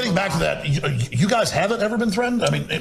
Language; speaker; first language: English; native; English